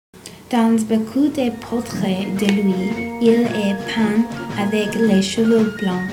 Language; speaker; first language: French; non-native, learner; English